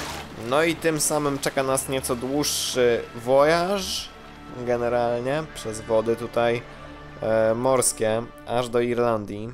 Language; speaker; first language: Polish; native; Polish